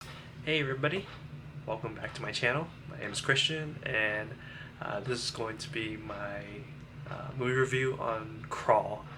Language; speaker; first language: English; native; English